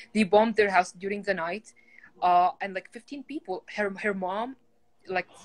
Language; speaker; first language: English; non-native, fluent; Arabic